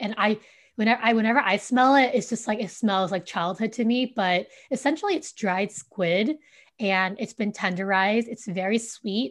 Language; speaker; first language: English; early bilingual, other home language; Vietnamese